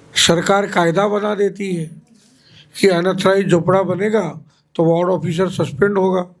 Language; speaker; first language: Hindi; non-native, local second language; Marathi